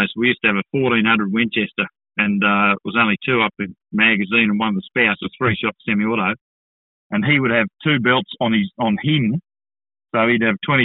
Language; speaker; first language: English; native; English